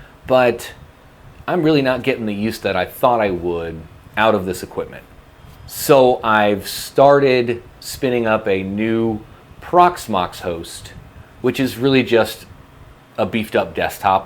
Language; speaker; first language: English; native; English